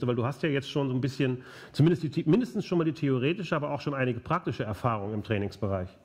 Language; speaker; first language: German; native; German